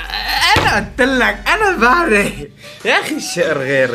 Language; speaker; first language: Arabic; native; Arabic